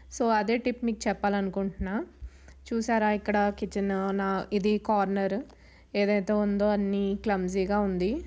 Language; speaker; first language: Telugu; non-native, local second language; Urdu